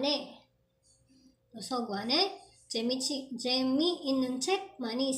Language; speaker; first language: Korean; non-native, fluent; Filipino